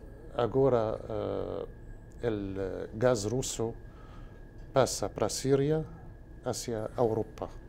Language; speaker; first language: Portuguese; non-native, learner; Spanish